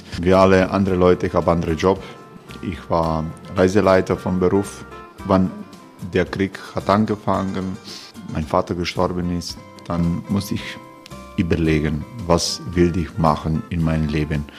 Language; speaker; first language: German; non-native, fluent; Croatian